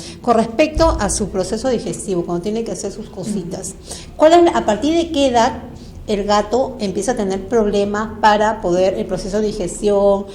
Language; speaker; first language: Spanish; native; Spanish